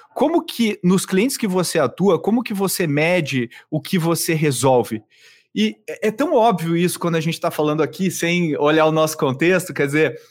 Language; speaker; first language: Portuguese; native; Portuguese